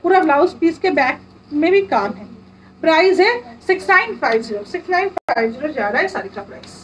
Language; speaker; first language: Hindi; non-native, local second language; Bangla